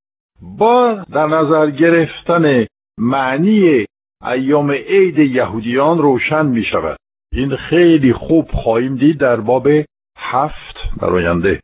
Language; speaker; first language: Persian; non-native, fluent; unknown